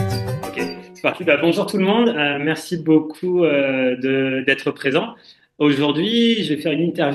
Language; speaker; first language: French; native; French